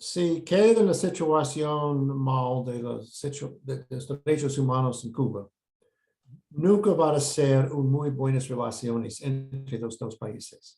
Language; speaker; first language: Spanish; non-native, fluent; English